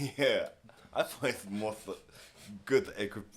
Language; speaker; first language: English; non-native, learner; Japanese